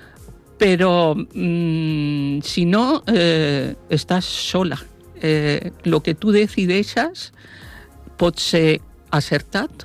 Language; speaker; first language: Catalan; non-native, local second language; Spanish